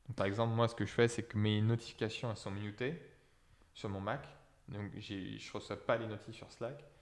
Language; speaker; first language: French; native; French